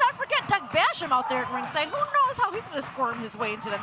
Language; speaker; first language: English; native; English